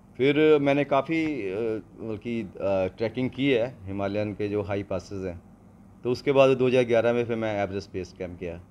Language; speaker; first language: Hindi; non-native, local second language; Punjabi